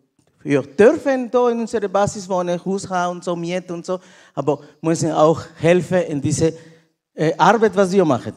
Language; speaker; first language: German; non-native, learner; Spanish